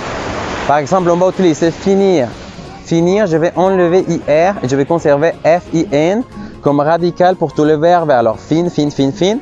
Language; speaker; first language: French; non-native, fluent; Spanish